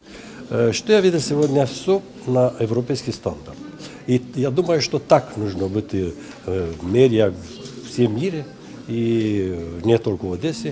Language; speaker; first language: Russian; non-native, learner; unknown